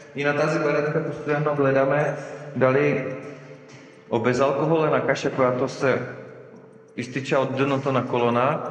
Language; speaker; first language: Bulgarian; non-native, fluent; Czech